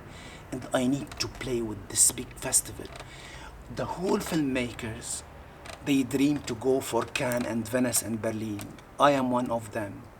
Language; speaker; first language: English; non-native, learner; Arabic